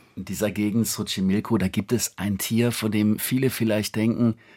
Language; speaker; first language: German; non-native, fluent; Spanish